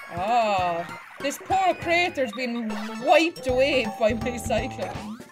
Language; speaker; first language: English; native; English